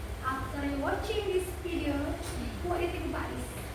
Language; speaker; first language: English; non-native, learner; Indonesian